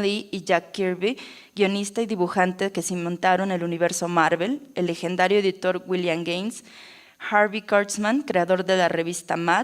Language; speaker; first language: Spanish; native; Spanish